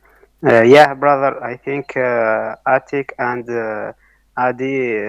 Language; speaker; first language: English; non-native, learner; Arabic